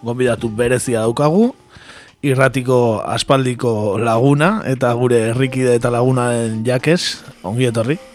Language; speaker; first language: Basque; native; Basque